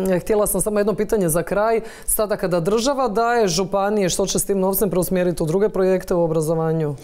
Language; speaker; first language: Croatian; native; Croatian